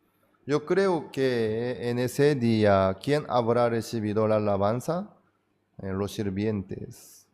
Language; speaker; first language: Spanish; non-native, fluent; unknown